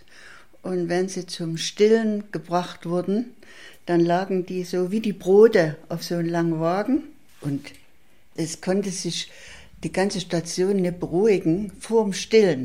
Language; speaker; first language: German; native; German